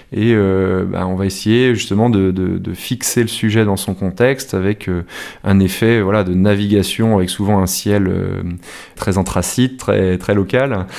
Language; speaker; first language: French; native; French